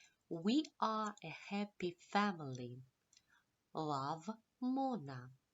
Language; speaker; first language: English; non-native, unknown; Ukrainian